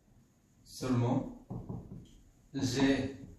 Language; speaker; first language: French; non-native, fluent; Bangla